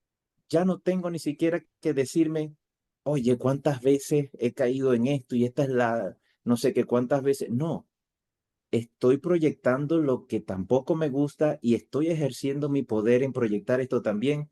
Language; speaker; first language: Spanish; native; Spanish